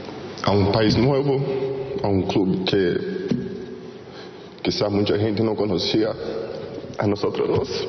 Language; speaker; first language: Spanish; non-native, fluent; Portuguese